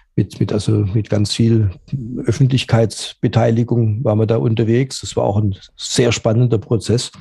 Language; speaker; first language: German; native; German